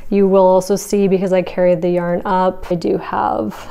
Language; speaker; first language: English; native; English